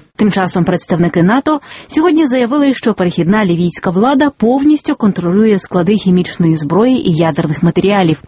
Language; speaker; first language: Ukrainian; native; Ukrainian